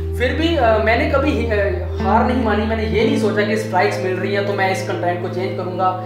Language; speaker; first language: Hindi; non-native, local second language; Punjabi